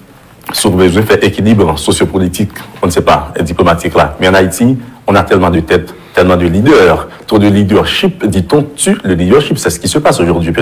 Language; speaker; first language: French; non-native, local second language; Haitian Creole